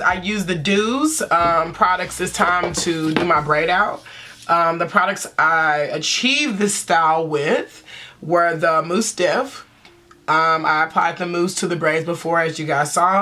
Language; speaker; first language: English; native; English